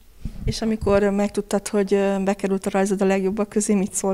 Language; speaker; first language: Hungarian; native; Hungarian